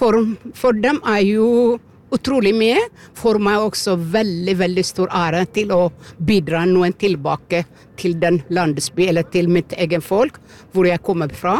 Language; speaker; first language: Norwegian; non-native, fluent; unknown